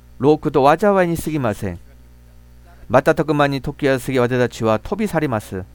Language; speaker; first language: Japanese; non-native, fluent; Korean